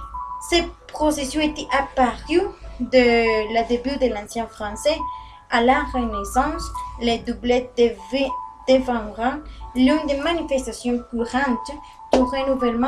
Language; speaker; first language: French; non-native, learner; Spanish